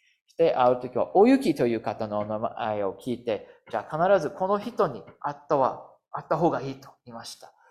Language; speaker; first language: Japanese; non-native, fluent; English